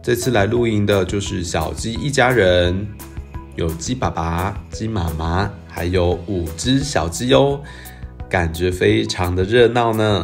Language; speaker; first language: Chinese; native; Chinese